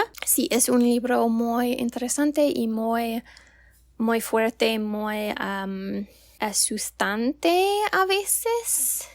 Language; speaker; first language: Spanish; non-native, learner; English